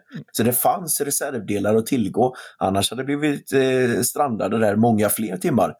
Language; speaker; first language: Swedish; native; Swedish